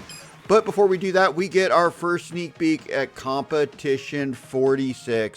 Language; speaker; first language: English; native; English